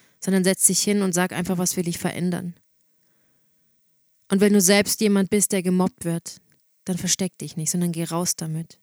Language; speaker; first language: German; native; German